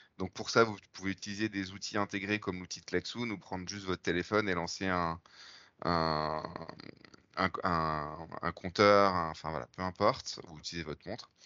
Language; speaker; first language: French; native; French